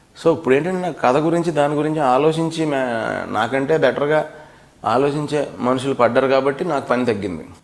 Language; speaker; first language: Telugu; native; Telugu